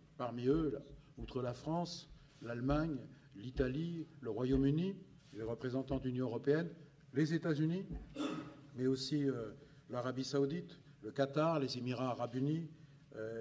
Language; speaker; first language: French; native; French